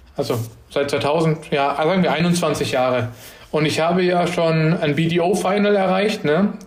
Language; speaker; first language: German; early bilingual, other home language; Turkish